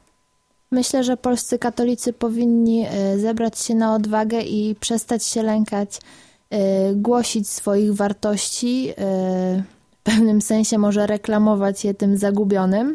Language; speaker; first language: Polish; native; Polish